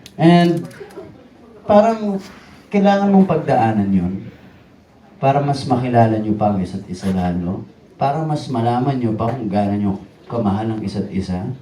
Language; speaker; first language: Filipino; native; Filipino